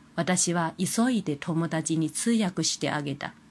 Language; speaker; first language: Japanese; non-native, fluent; Chinese